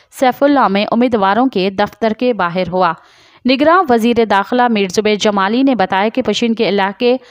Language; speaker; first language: Urdu; non-native, local second language; Sindhi